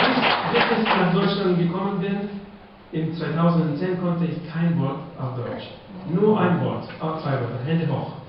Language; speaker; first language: German; non-native, fluent; Russian